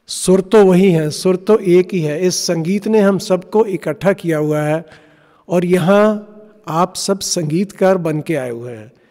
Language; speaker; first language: Hindi; non-native, local second language; Punjabi